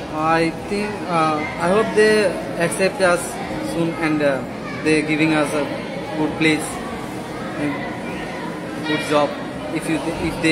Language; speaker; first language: English; non-native, learner; Rohingya